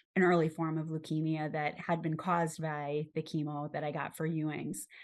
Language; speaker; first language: English; native; English